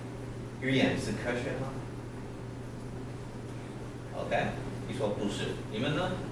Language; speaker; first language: Chinese; non-native, learner; English